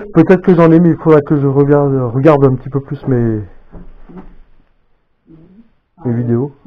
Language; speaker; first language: French; native; French